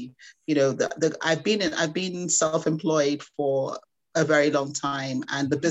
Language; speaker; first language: English; non-native, local second language; Igbo